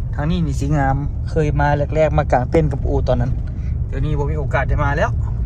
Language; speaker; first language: Thai; native; Thai